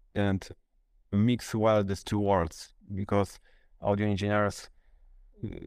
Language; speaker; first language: English; non-native, fluent; Polish